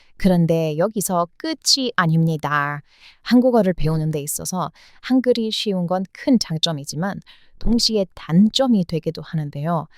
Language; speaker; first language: Korean; non-native, fluent; English